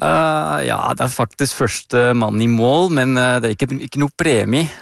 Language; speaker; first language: Norwegian; non-native, fluent; Dutch